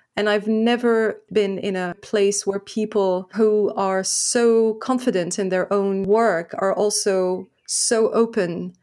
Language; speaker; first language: English; non-native, fluent; French